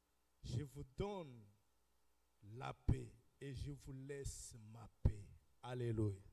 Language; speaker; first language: French; non-native, local second language; Lingala